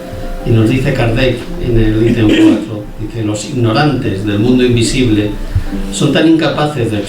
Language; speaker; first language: Spanish; native; Spanish